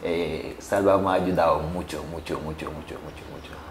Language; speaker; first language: Spanish; non-native, learner; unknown